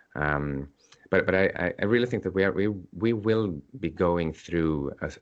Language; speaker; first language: English; non-native, fluent; Swedish